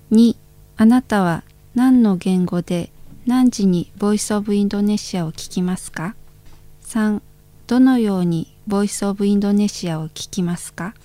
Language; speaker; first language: Japanese; non-native, learner; Indonesian